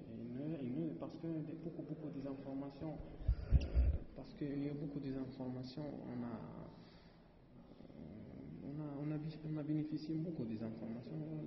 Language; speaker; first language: French; non-native, learner; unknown